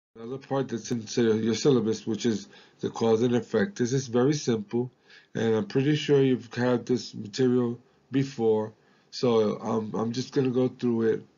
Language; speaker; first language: English; non-native, local second language; Spanish